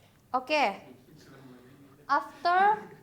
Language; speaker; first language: English; non-native, learner; Indonesian